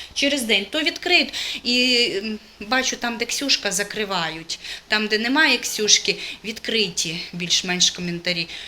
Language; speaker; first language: Ukrainian; non-native, local second language; Russian